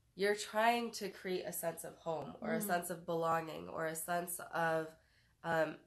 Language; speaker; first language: English; native; English